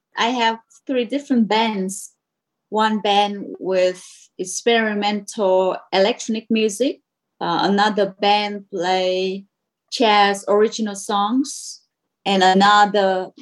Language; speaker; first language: English; non-native, learner; Vietnamese